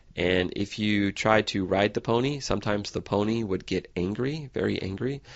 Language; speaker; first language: English; native; English